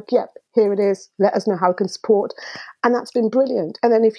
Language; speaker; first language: English; early bilingual, other home language; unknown